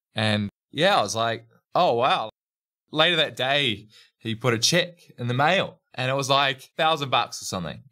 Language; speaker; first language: English; native; English